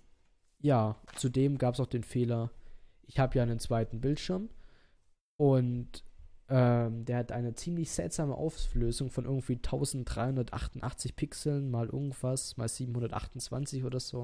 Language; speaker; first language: German; native; German